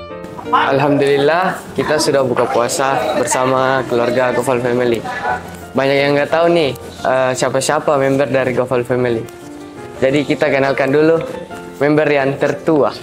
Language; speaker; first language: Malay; early bilingual, heritage; Malay